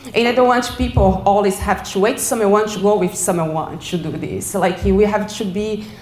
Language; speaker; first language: English; non-native, learner; Portuguese